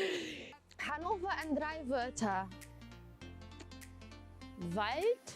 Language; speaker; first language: German; non-native, fluent; Polish